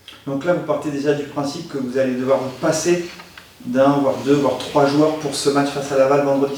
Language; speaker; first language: French; native; French